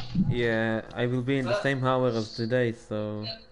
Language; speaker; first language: English; non-native, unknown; Hebrew